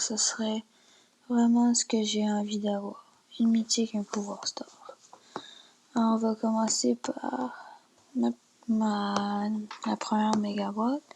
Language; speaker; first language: French; native; French